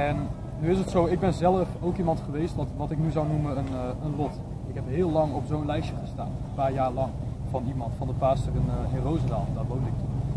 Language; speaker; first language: Dutch; native; Dutch